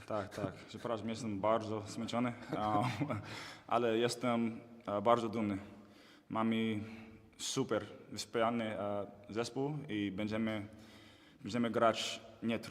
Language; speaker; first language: Polish; non-native, learner; English